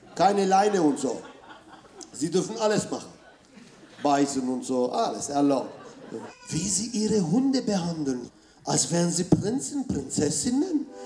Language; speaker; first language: German; non-native, fluent; Turkish